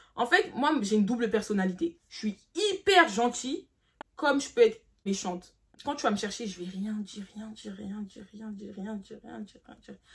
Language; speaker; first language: French; early bilingual, other home language; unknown